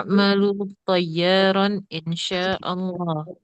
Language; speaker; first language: Arabic; non-native, learner; Indonesian